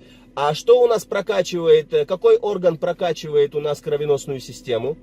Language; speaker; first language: Russian; native; Russian